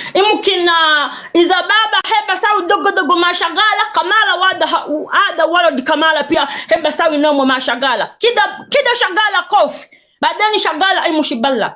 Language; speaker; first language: Arabic; non-native, learner; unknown